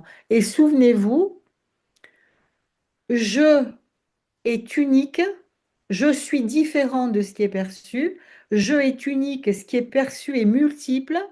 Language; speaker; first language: French; native; French